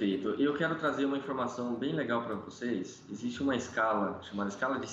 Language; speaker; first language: Portuguese; native; Portuguese